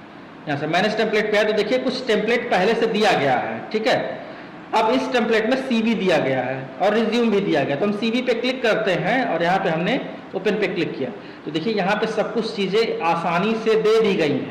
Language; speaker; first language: Hindi; native; Hindi